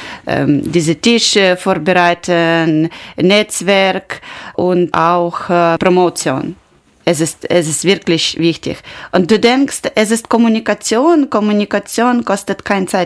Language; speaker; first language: German; non-native, learner; Ukrainian